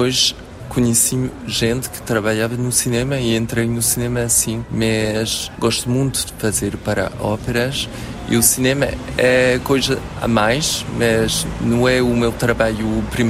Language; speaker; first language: Portuguese; early bilingual, heritage; French